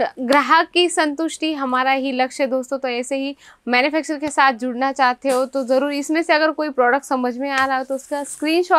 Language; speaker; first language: Hindi; native; Hindi